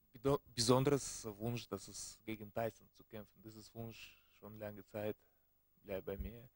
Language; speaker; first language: German; non-native, learner; Russian